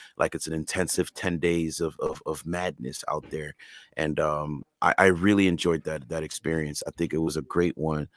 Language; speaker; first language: English; non-native, fluent; French